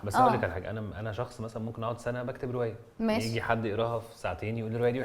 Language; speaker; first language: Arabic; native; Arabic